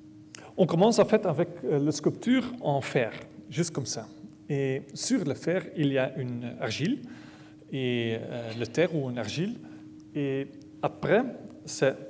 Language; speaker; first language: French; non-native, learner; Dutch